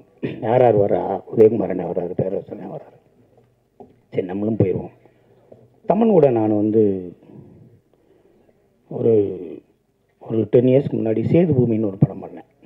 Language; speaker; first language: Tamil; native; Tamil